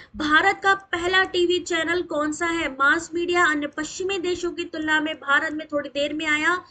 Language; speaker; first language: Hindi; native; Hindi